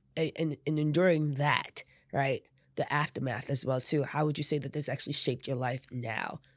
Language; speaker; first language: English; native; English